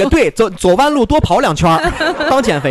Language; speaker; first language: Chinese; native; Chinese